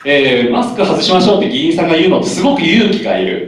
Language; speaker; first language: Japanese; native; Japanese